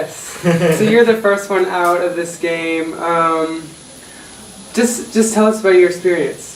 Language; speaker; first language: English; native; English